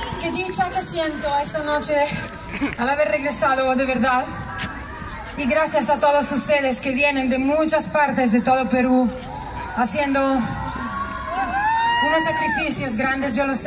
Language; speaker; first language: Spanish; non-native, fluent; Italian